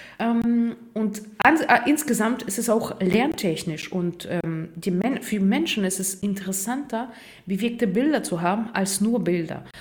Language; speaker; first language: German; non-native, fluent; Russian